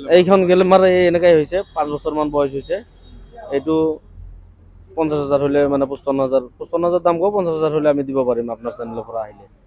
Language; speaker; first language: Assamese; non-native, local second language; Bangla